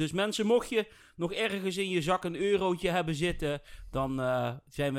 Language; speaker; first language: Dutch; native; Dutch